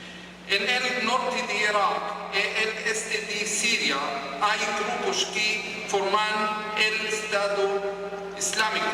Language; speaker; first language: Spanish; non-native, fluent; Hebrew